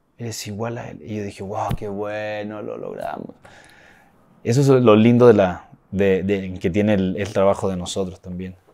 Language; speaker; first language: Spanish; native; Spanish